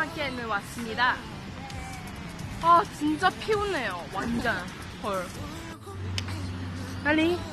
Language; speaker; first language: Korean; non-native, learner; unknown